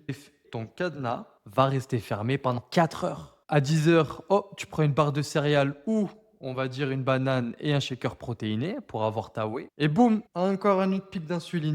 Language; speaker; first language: French; native; French